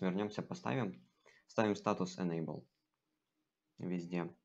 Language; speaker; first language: Russian; native; Russian